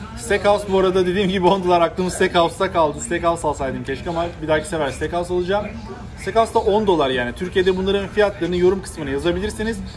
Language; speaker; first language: Turkish; native; Turkish